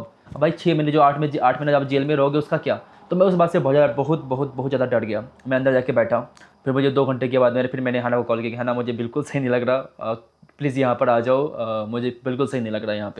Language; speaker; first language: Hindi; native; Hindi